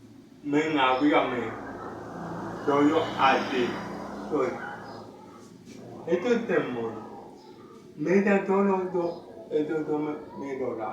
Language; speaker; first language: Spanish; non-native, learner; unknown